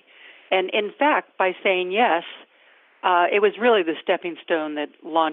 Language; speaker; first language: English; native; English